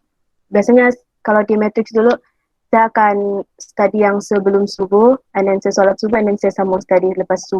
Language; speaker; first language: Malay; native; Malay